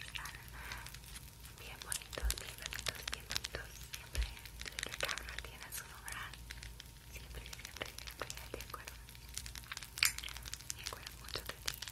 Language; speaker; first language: Spanish; non-native, learner; English